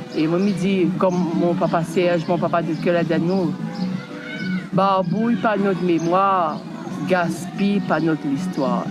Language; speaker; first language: French; native; French